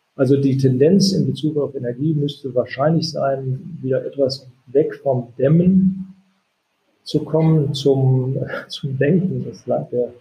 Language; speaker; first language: German; native; German